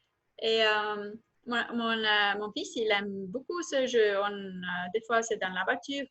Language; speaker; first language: French; non-native, fluent; Estonian